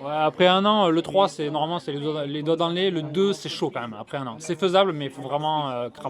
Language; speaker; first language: French; native; French